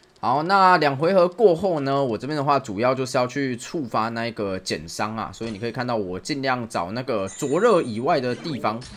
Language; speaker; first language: Chinese; native; Chinese